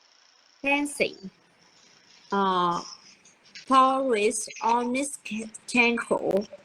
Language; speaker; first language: English; non-native, learner; Vietnamese